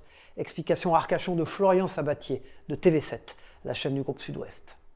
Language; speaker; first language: French; native; French